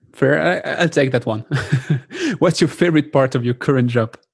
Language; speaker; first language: English; non-native, fluent; French